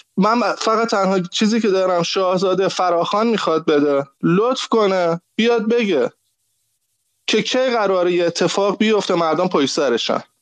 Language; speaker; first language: Persian; native; Persian